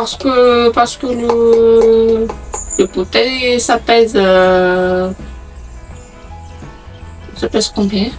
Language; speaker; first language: French; non-native, local second language; Malagasy